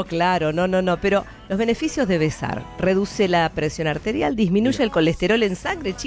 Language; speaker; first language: Spanish; native; Spanish